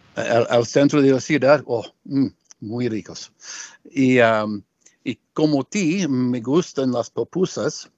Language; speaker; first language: Spanish; non-native, learner; English